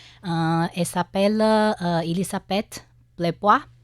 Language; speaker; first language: French; non-native, learner; Chinese